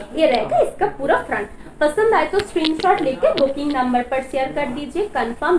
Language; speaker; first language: Hindi; non-native, local second language; Bangla